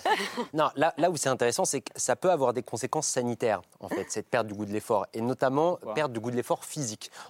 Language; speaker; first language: French; native; French